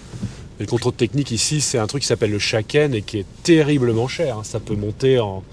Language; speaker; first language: French; native; French